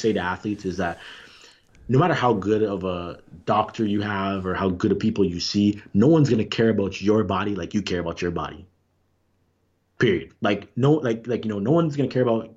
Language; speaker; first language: English; native; English